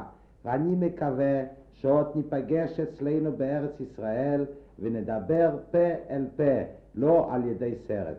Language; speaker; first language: Hebrew; non-native, fluent; Yiddish